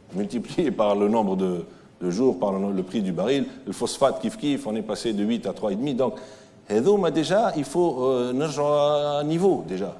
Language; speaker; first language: French; non-native, local second language; Arabic